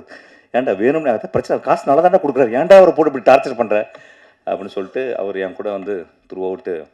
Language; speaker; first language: Tamil; native; Tamil